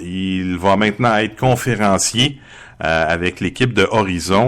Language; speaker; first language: French; native; French